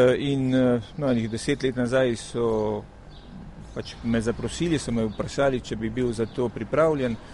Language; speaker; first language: Slovenian; early bilingual, heritage; Slovenian